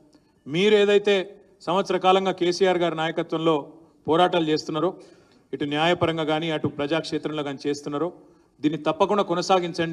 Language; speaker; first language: Telugu; native; Telugu